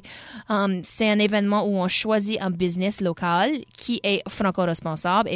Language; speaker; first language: French; native; French